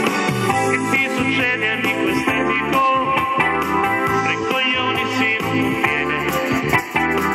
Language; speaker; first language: Italian; native; Italian